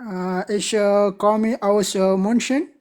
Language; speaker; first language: German; non-native, learner; Pashto